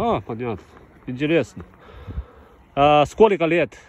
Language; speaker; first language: Russian; non-native, learner; Chinese